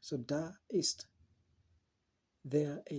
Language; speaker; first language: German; non-native, learner; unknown